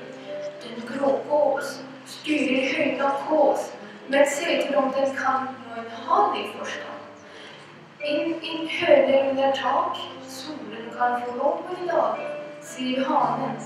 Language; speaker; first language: Norwegian; non-native, learner; Russian